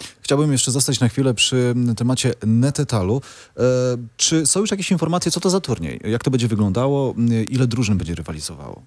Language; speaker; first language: Polish; native; Polish